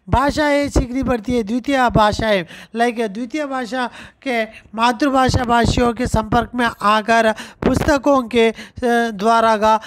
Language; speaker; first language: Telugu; non-native, local second language; Urdu